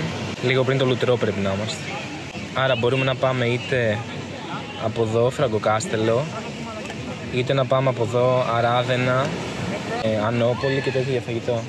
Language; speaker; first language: Greek; native; Greek